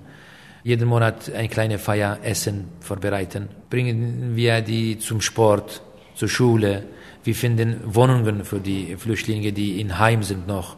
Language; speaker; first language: German; non-native, fluent; Aramaic